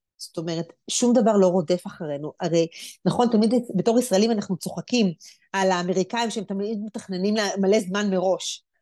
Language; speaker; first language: Hebrew; native; Hebrew